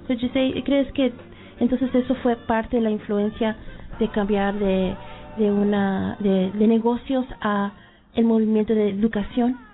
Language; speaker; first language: Spanish; early bilingual, heritage; Spanish